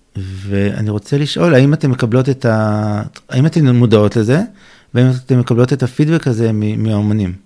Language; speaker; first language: Hebrew; native; Hebrew